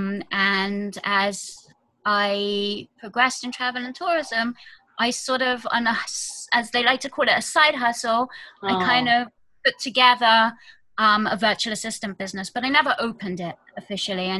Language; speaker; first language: English; native; English